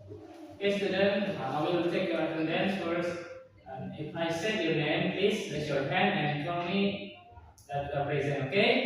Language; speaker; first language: English; non-native, learner; Indonesian